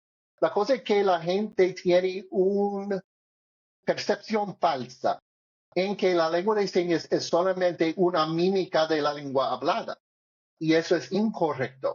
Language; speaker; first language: Spanish; non-native, learner; English